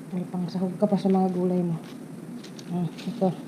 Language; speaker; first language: Filipino; non-native, local second language; Waray